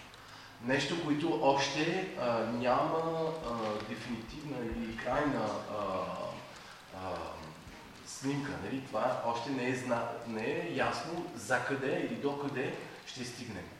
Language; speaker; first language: Bulgarian; non-native, fluent; French